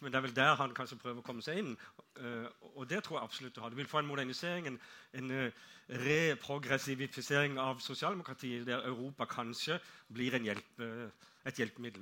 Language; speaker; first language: Norwegian; native; Norwegian